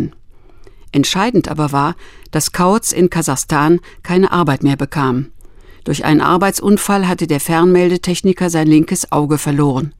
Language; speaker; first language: German; native; German